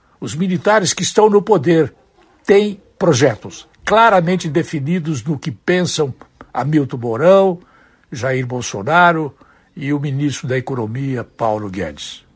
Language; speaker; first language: Portuguese; native; Portuguese